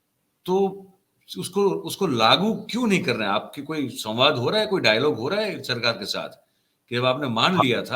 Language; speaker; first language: Hindi; non-native, local second language; Gujarati